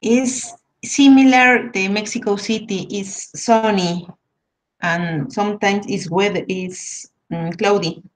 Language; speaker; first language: English; non-native, learner; Spanish